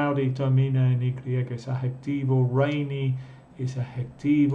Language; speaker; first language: Spanish; non-native, fluent; English